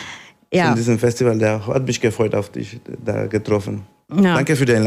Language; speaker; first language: German; non-native, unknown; Spanish